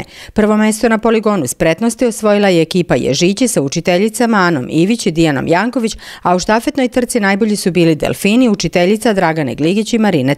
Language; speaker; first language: Serbian; native; Serbian